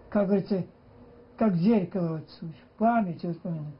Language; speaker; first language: Russian; native; Russian